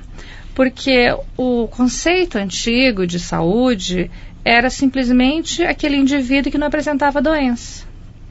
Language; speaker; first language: Portuguese; native; Portuguese